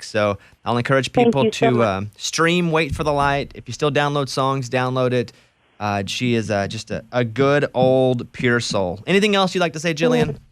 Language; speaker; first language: English; native; English